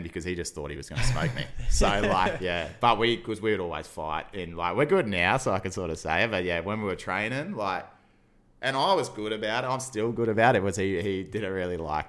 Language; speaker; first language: English; native; English